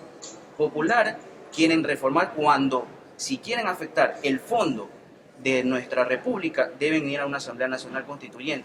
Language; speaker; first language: Spanish; native; Spanish